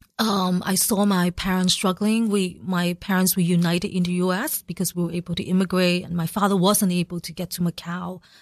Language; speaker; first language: English; early bilingual, other home language; Cantonese